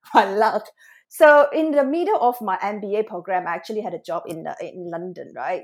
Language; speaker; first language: English; non-native, local second language; Cantonese